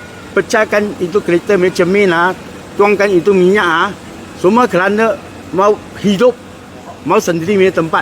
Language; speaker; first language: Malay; non-native, local second language; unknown